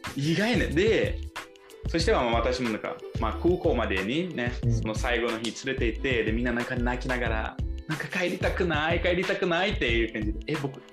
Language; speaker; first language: Japanese; non-native, fluent; Portuguese